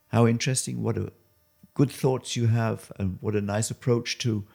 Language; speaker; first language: English; native; English